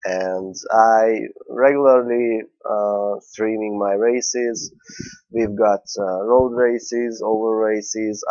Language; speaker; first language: English; non-native, fluent; Hungarian